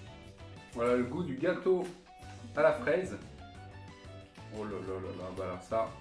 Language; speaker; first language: French; native; French